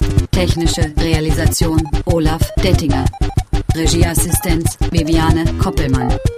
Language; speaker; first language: German; native; German